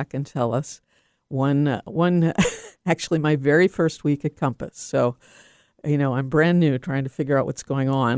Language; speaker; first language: English; native; English